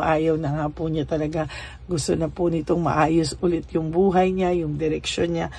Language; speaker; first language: Filipino; native; Filipino